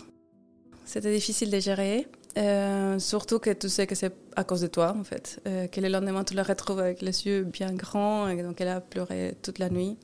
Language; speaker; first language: French; non-native, fluent; Spanish